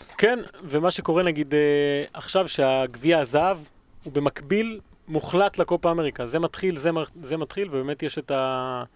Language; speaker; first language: Hebrew; early bilingual, other home language; Spanish